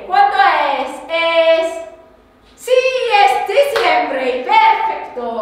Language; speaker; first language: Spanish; non-native, learner; English